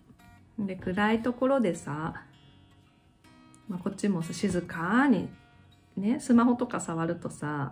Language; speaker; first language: Japanese; native; Japanese